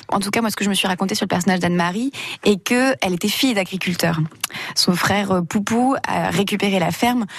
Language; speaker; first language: French; native; French